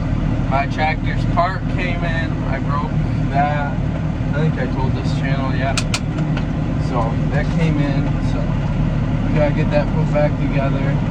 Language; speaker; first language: English; native; English